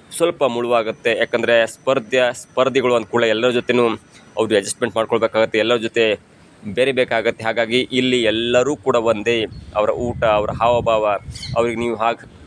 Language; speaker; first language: Kannada; native; Kannada